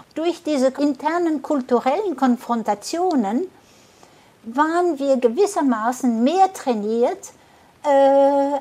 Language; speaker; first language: German; early bilingual, heritage; German